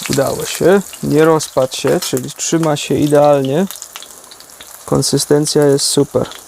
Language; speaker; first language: Polish; native; Polish